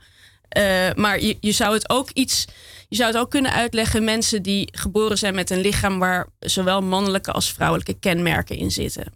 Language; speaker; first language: Dutch; native; Dutch